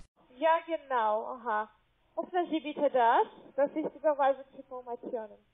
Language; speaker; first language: German; non-native, learner; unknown